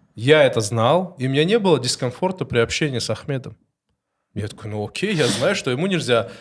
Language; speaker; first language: Russian; non-native, local second language; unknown